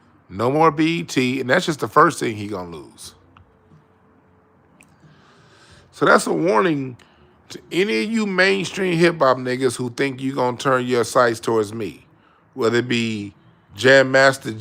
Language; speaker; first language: English; native; English